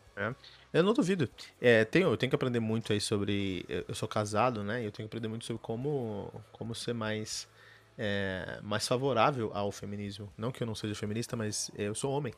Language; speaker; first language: Portuguese; early bilingual, heritage; Portuguese